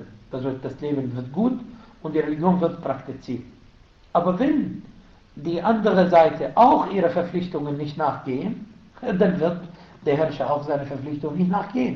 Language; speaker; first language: German; non-native, fluent; Arabic